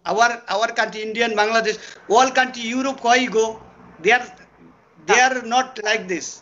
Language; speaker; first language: English; non-native, learner; Bangla